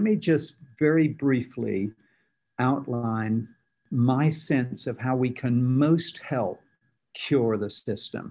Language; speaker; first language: English; native; English